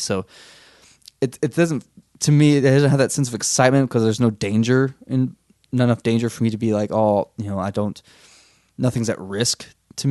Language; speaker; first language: English; native; English